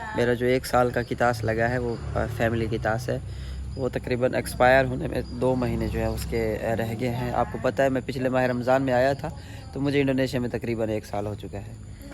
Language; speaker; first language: Urdu; non-native, local second language; Punjabi